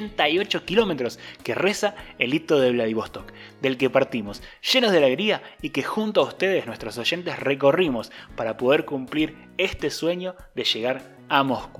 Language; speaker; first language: Spanish; native; Spanish